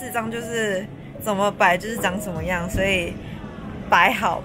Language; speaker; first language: Chinese; native; Chinese